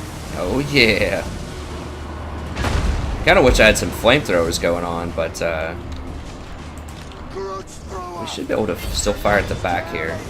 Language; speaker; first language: English; native; English